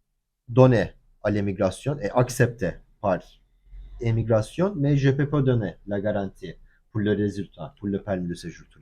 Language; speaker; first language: French; non-native, learner; Turkish